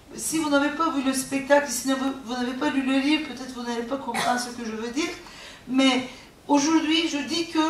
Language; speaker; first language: French; non-native, fluent; Turkish